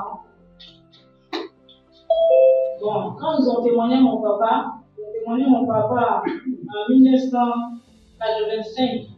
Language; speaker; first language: French; non-native, local second language; Kongo